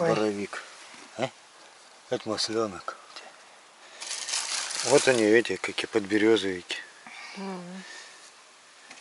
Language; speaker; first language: Russian; native; Russian